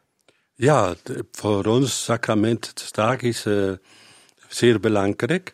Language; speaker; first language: Dutch; non-native, learner; Spanish